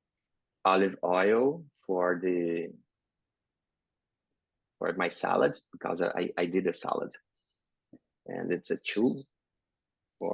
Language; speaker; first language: English; non-native, learner; Portuguese